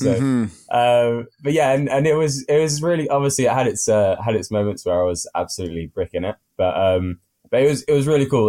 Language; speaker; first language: English; native; English